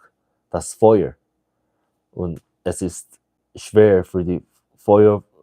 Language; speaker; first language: German; non-native, learner; English